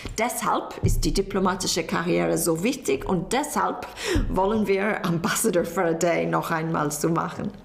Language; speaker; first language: German; non-native, learner; English